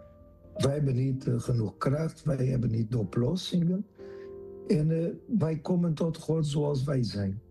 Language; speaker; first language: Dutch; non-native, fluent; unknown